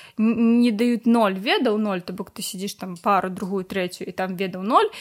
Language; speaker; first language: Belarusian; non-native, local second language; Russian